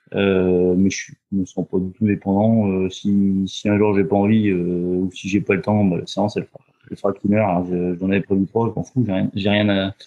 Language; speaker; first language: French; native; French